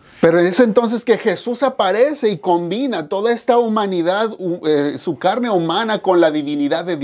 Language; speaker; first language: Spanish; native; Spanish